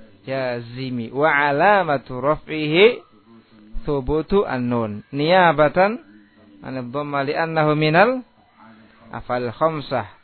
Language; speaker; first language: Arabic; non-native, fluent; Indonesian